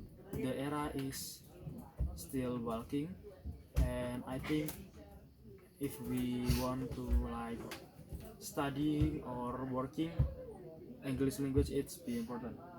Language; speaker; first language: English; non-native, learner; Indonesian